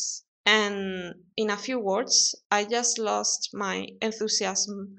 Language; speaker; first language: English; non-native, fluent; Spanish